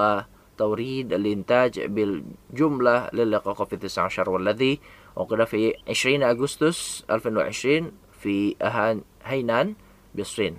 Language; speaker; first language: Arabic; non-native, fluent; Indonesian